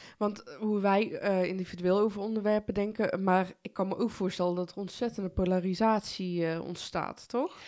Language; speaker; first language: Dutch; early bilingual, other home language; Persian